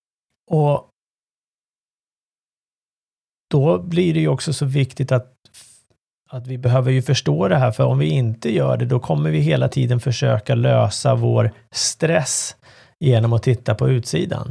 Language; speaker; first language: Swedish; native; Swedish